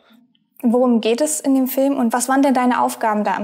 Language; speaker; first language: German; native; German